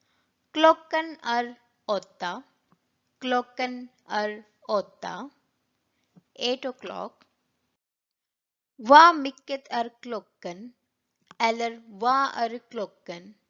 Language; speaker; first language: Swedish; non-native, learner; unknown